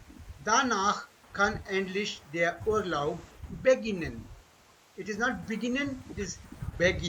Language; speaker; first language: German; non-native, fluent; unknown